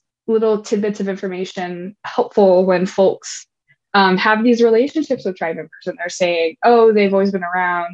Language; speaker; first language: English; native; English